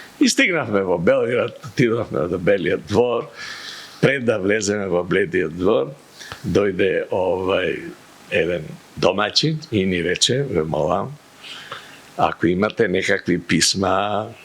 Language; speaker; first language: Macedonian; native; Macedonian